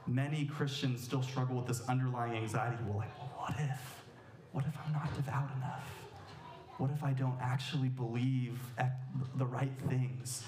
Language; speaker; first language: English; native; English